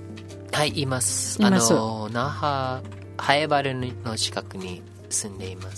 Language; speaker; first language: Japanese; non-native, learner; English